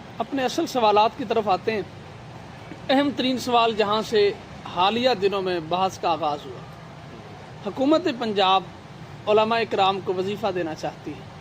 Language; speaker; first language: Urdu; non-native, local second language; Punjabi